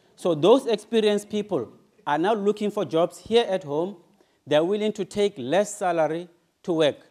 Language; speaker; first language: English; non-native, local second language; Northern Sotho